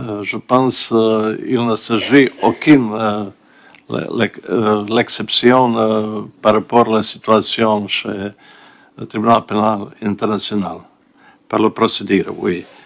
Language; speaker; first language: French; non-native, learner; Bosnian